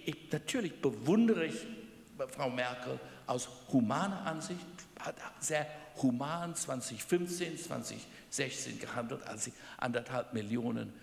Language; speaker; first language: German; non-native, fluent; English